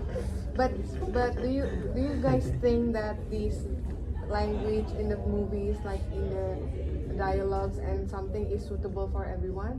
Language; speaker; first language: English; non-native, local second language; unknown